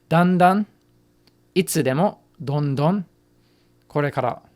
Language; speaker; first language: Japanese; non-native, fluent; English